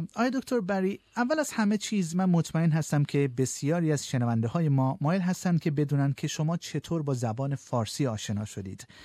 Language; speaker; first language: Persian; native; Persian